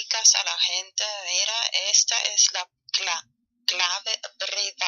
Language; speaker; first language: Spanish; non-native, learner; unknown